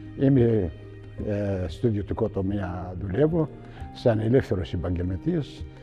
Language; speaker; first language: Greek; non-native, fluent; Arabic